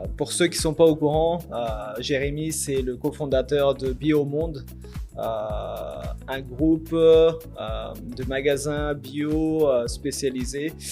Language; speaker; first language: French; early bilingual, other home language; Urdu